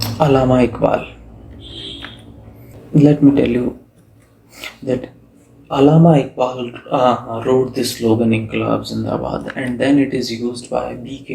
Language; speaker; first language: English; non-native, local second language; Hindi